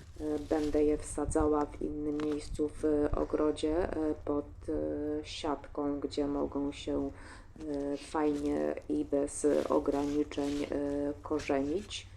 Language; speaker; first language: Polish; native; Polish